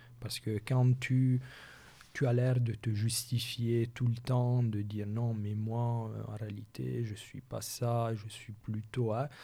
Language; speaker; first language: French; non-native, local second language; Italian